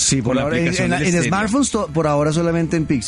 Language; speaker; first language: Spanish; native; Spanish